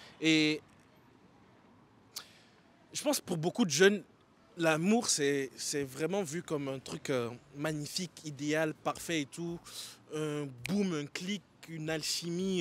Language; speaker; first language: French; native; French